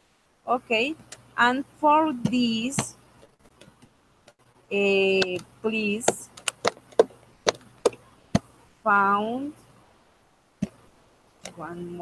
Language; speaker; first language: English; non-native, local second language; Spanish